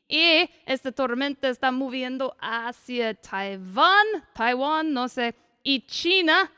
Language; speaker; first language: Spanish; non-native, learner; English